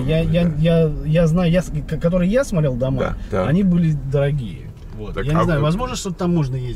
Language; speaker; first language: Russian; native; Russian